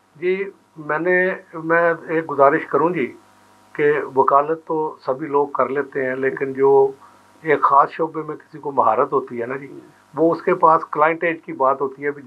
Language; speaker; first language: Urdu; non-native, local second language; Punjabi